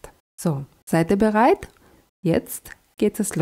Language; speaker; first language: German; non-native, fluent; Russian